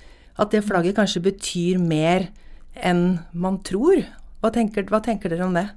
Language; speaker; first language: Norwegian; native; Norwegian